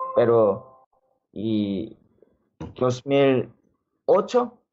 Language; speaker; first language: Spanish; non-native, learner; Korean